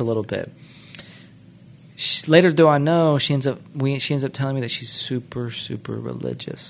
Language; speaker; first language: English; native; English